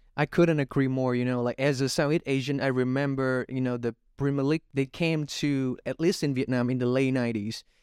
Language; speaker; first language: English; non-native, fluent; Vietnamese